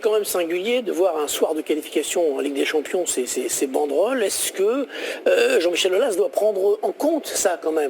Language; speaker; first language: French; native; French